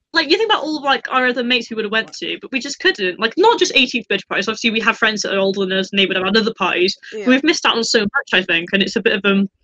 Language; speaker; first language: English; native; English